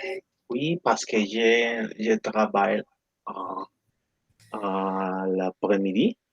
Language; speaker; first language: French; non-native, learner; Spanish